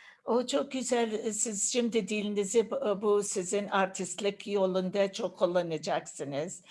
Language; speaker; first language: Turkish; non-native, learner; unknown